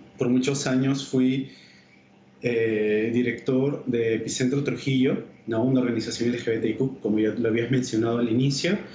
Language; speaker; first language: Spanish; native; Spanish